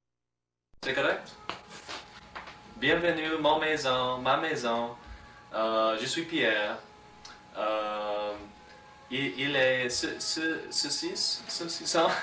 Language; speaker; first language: French; non-native, learner; English